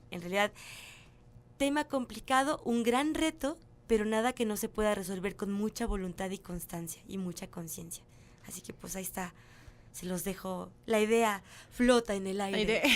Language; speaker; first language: Spanish; native; Spanish